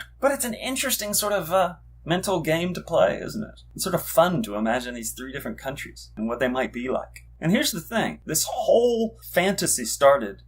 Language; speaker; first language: English; native; English